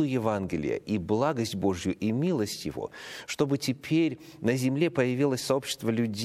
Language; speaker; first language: Russian; native; Russian